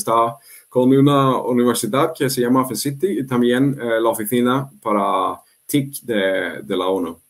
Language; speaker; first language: Spanish; non-native, fluent; Swedish